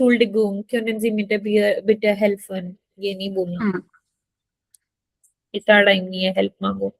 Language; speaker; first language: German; non-native, fluent; Hindi